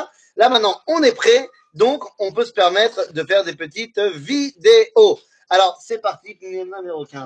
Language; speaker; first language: French; native; French